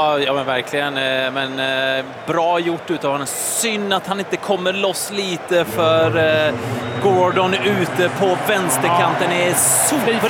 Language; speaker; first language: Swedish; native; Swedish